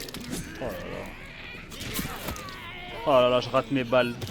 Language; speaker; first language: French; native; French